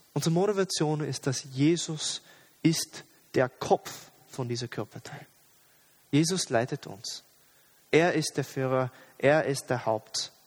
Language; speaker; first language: German; non-native, fluent; English